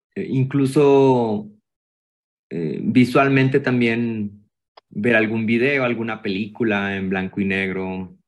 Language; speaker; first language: Spanish; native; Spanish